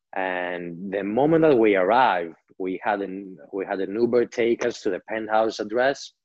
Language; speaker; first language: English; non-native, fluent; Greek